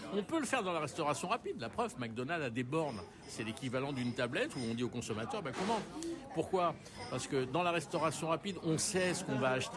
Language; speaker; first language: French; native; French